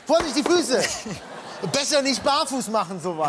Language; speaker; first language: German; native; German